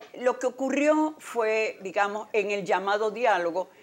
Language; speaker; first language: Spanish; native; Spanish